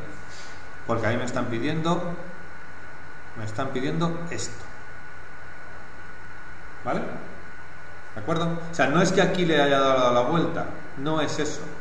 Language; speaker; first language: Spanish; native; Spanish